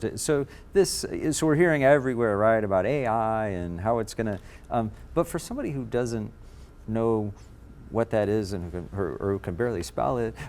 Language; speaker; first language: English; native; English